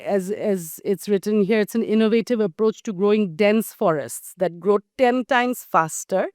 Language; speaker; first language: English; non-native, local second language; Bangla